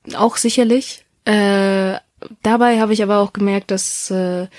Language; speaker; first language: German; non-native, local second language; Russian